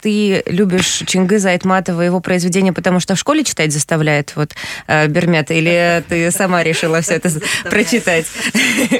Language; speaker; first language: Russian; native; Russian